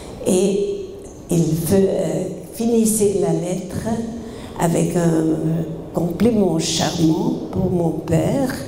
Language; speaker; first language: French; non-native, fluent; German